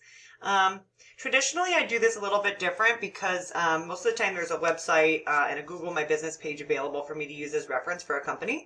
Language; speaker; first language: English; native; English